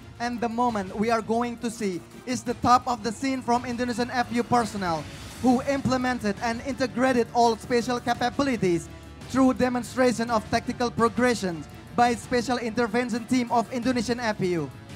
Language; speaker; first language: English; non-native, fluent; Indonesian